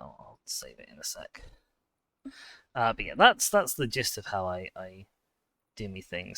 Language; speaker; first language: English; native; English